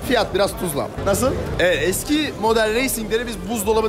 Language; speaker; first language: Turkish; native; Turkish